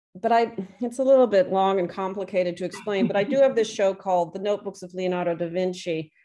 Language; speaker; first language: English; native; English